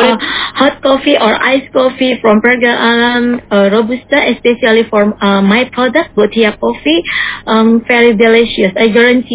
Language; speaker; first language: English; non-native, learner; Indonesian